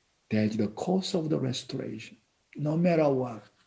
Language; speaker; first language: English; non-native, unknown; Korean